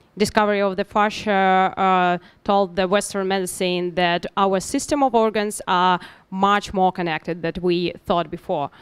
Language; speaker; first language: English; non-native, learner; Russian